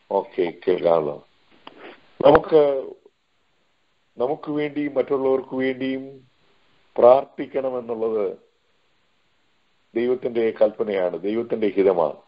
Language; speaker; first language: Malayalam; native; Malayalam